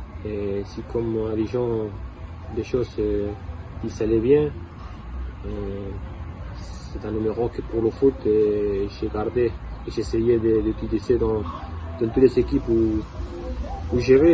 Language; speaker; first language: French; non-native, fluent; Spanish